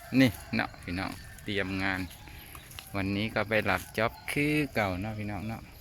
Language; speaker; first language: Thai; non-native, local second language; Northeastern Thai